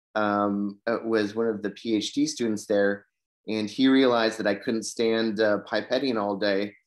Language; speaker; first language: English; native; English